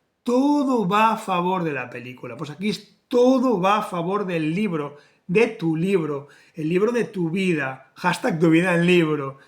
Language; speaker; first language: Spanish; native; Spanish